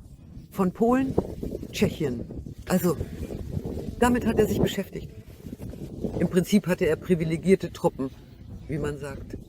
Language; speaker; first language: German; non-native, fluent; Russian